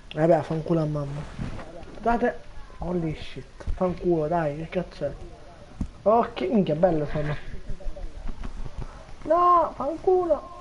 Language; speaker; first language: Italian; native; Italian